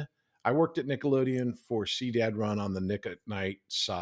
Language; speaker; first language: English; native; English